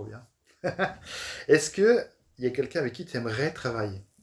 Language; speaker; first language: French; native; French